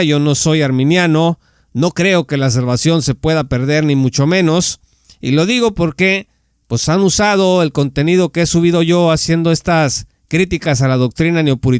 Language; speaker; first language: Spanish; native; Spanish